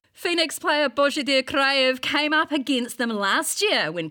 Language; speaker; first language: English; native; English